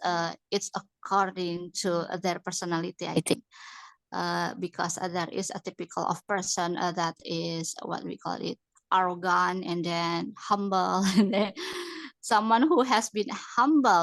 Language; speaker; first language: English; non-native, fluent; Indonesian